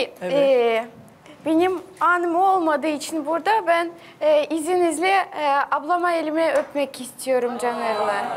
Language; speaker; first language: Turkish; non-native, learner; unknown